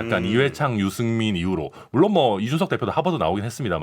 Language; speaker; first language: Korean; native; Korean